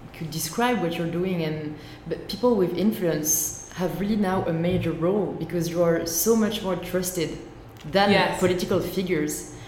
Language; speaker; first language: English; non-native, fluent; French